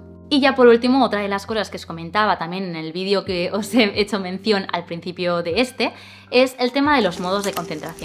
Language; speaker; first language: Spanish; native; Spanish